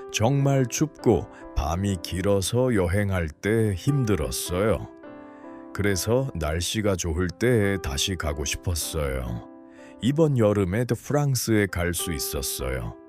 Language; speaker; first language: Korean; non-native, learner; Uzbek